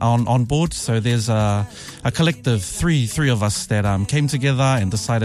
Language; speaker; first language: English; native; English